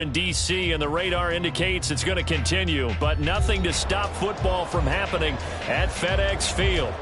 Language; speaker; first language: English; native; English